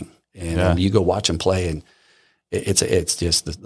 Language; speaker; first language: English; native; English